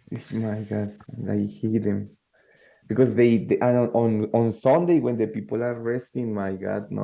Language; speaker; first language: English; non-native, fluent; Spanish